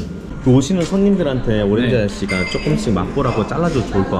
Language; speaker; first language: Korean; native; Korean